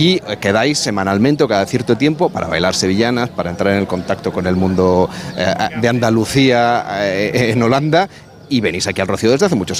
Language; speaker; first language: Spanish; native; Spanish